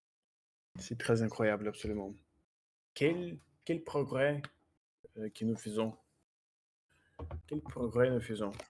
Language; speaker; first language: French; non-native, learner; Russian